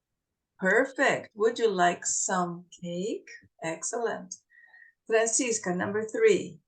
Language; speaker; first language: English; non-native, fluent; Portuguese